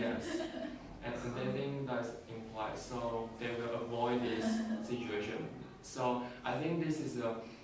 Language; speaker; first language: English; non-native, learner; Chinese